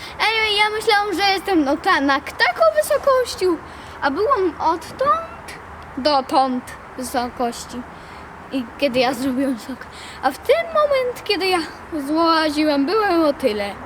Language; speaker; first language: Polish; early bilingual, other home language; Russian